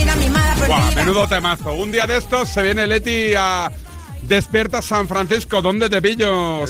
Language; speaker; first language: Spanish; native; Spanish